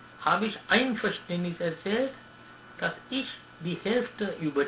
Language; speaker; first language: German; non-native, learner; Sinhala